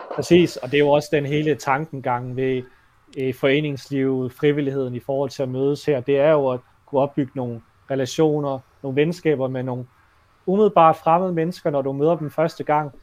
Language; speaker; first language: Danish; native; Danish